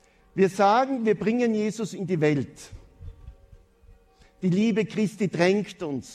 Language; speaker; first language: German; native; German